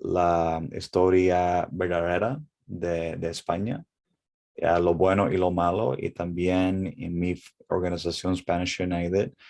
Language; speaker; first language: Spanish; early bilingual, heritage; English